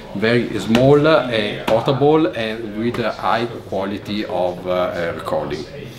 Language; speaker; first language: English; non-native, fluent; Italian